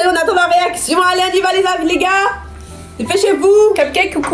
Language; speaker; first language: French; native; French